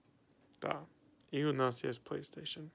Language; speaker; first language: Russian; non-native, learner; English